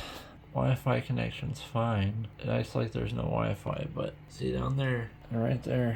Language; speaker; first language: English; native; English